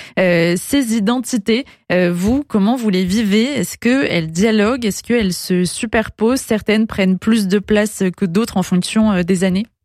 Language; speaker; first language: French; native; French